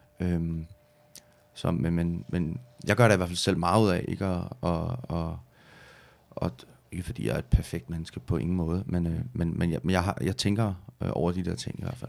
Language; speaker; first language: Danish; native; Danish